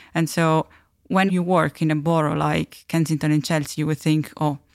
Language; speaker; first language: English; non-native, fluent; Italian